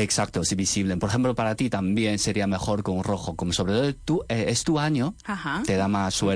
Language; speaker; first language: Spanish; non-native, fluent; Chinese